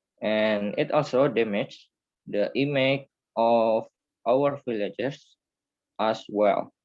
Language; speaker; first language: English; non-native, learner; Indonesian